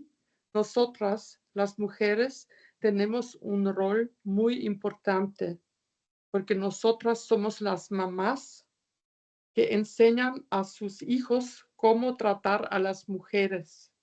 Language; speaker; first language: Spanish; non-native, fluent; German